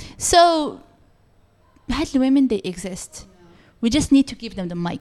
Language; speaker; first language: English; non-native, fluent; Arabic